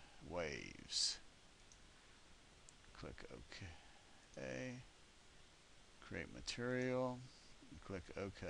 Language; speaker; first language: English; native; English